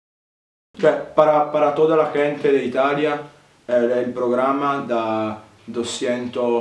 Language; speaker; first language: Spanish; non-native, learner; Italian